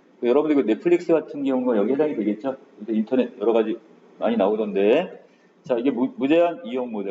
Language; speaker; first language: Korean; native; Korean